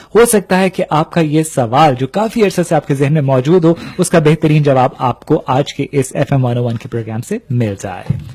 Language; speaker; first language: Urdu; non-native, local second language; Punjabi